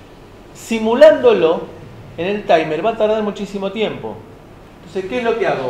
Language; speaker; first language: Spanish; native; Spanish